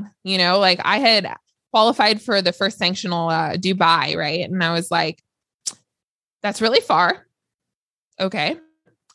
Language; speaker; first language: English; native; English